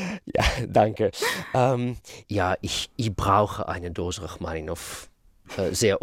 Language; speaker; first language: German; non-native, fluent; Russian